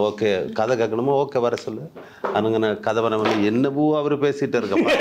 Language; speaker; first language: Tamil; non-native, learner; Malayalam